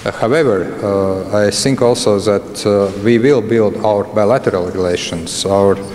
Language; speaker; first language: English; non-native, fluent; Latvian